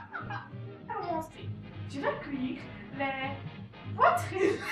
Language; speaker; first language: French; non-native, learner; Dutch